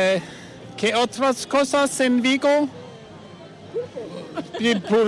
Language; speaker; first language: Spanish; non-native, learner; Danish